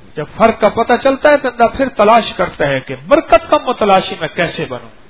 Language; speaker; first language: Urdu; native; Urdu